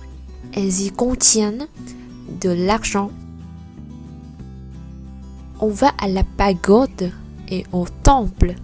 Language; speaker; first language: French; non-native, learner; Vietnamese